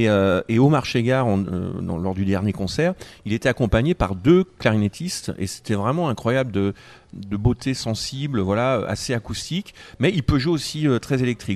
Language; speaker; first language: French; native; French